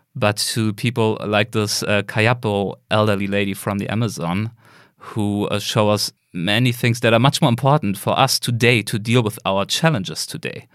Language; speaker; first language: English; non-native, fluent; German